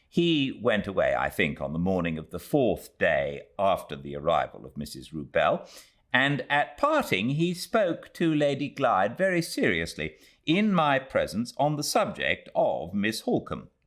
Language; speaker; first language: English; native; English